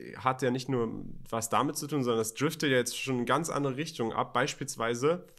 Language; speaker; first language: German; native; German